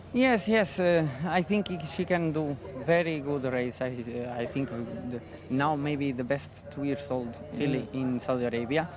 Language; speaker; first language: English; non-native, learner; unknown